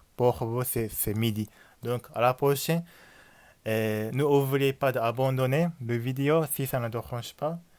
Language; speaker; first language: French; non-native, learner; Japanese